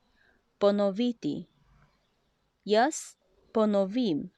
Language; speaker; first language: Slovenian; non-native, learner; Chinese